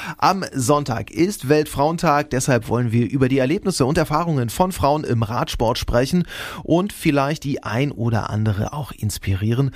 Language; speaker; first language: German; native; German